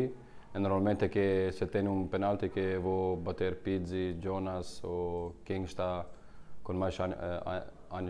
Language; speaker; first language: Portuguese; non-native, learner; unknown